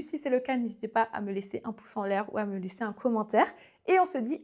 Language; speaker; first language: French; native; French